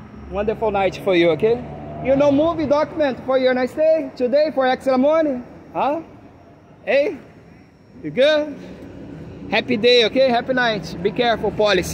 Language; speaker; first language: English; non-native, learner; Portuguese